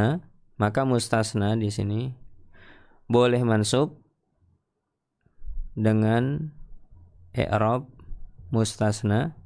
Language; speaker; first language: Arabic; non-native, fluent; Indonesian